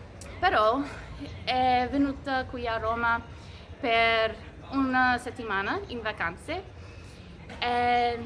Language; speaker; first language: Italian; non-native, fluent; English